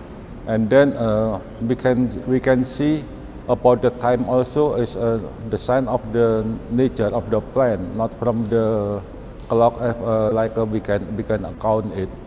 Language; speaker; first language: English; non-native, learner; Indonesian